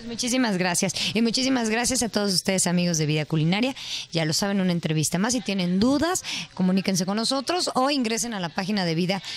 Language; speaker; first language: Spanish; native; Spanish